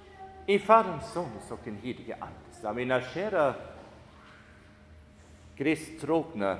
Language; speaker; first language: Swedish; non-native, fluent; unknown